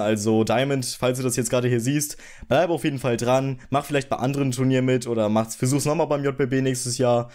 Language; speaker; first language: German; native; German